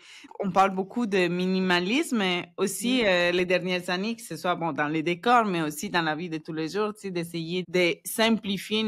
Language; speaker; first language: French; non-native, fluent; Spanish